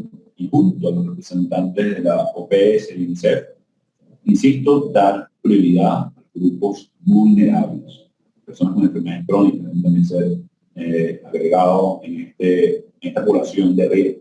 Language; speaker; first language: Spanish; native; Spanish